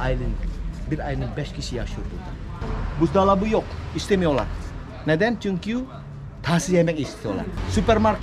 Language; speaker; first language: Turkish; non-native, learner; Indonesian